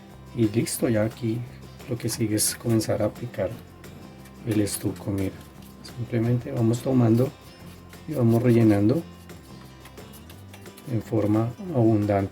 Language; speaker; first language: Spanish; native; Spanish